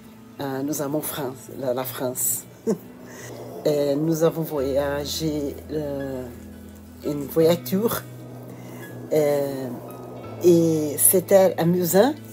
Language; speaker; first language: French; non-native, learner; Portuguese